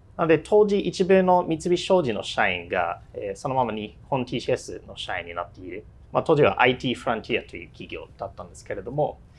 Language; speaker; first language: Japanese; non-native, fluent; English